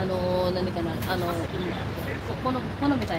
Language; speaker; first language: Japanese; non-native, fluent; Filipino